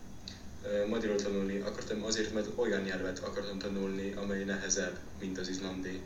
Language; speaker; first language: Hungarian; non-native, learner; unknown